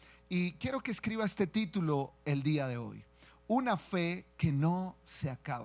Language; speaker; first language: Spanish; native; Spanish